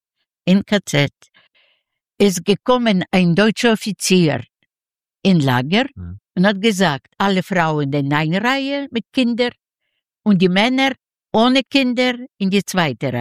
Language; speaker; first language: German; non-native, learner; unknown